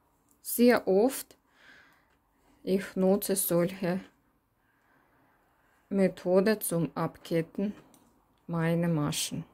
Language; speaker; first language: German; non-native, learner; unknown